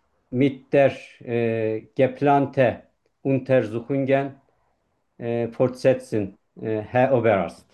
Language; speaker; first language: German; non-native, learner; Turkish